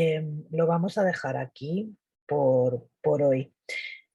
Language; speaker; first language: Spanish; native; Spanish